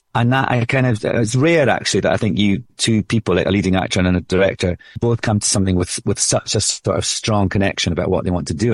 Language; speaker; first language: English; native; English